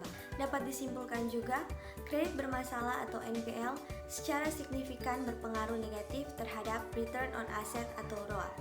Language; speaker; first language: Indonesian; native; Indonesian